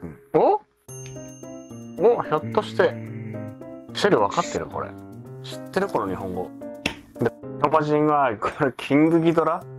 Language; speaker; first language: Japanese; native; Japanese